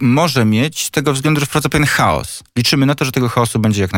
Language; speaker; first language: Polish; native; Polish